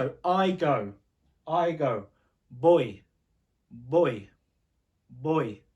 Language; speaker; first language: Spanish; non-native, fluent; English